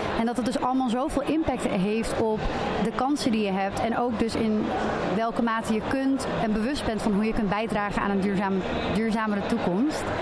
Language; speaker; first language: Dutch; native; Dutch